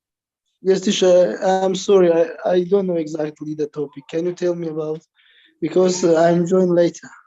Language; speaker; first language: English; non-native, learner; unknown